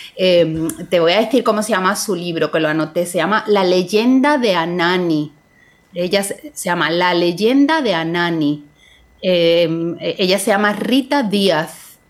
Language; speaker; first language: Spanish; native; Spanish